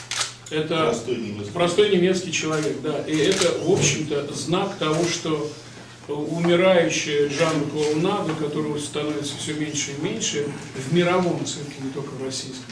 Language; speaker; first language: Russian; native; Russian